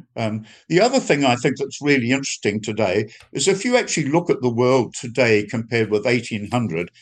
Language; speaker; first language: English; native; English